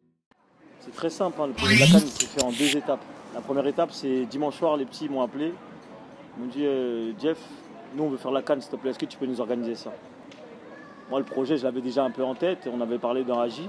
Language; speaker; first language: French; native; French